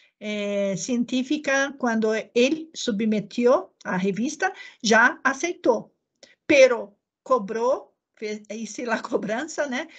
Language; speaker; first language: Spanish; non-native, learner; Portuguese